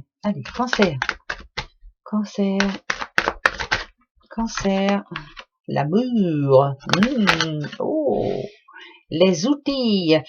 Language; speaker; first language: French; native; French